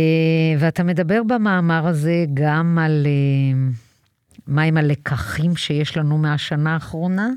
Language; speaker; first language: Hebrew; native; Hebrew